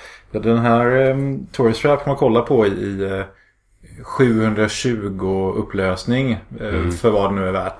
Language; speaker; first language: Swedish; native; Swedish